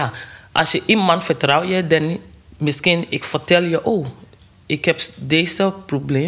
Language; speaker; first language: Dutch; non-native, learner; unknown